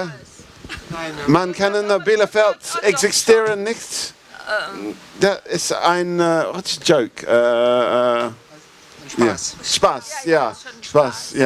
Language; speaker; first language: German; non-native, learner; English